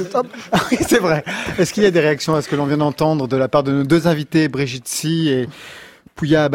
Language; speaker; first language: French; native; French